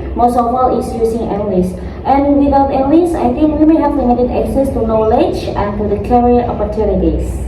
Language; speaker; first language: English; non-native, learner; Indonesian